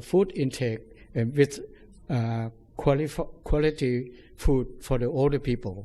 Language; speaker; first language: English; non-native, fluent; Thai